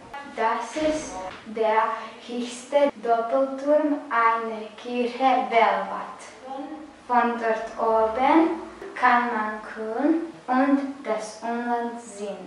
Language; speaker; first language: German; non-native, learner; Croatian